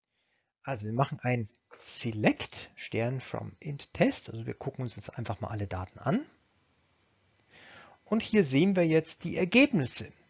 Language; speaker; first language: German; native; German